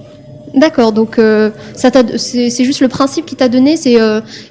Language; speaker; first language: French; native; French